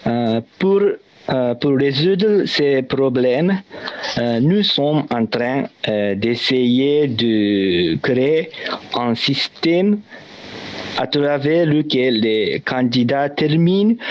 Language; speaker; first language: French; non-native, learner; Japanese